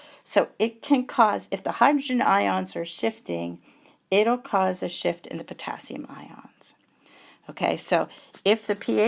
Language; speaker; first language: English; native; English